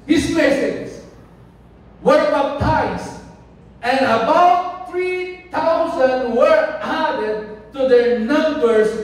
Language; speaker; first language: English; non-native, local second language; Filipino